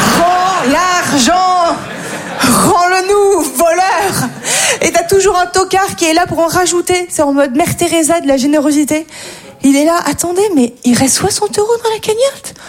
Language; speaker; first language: French; native; French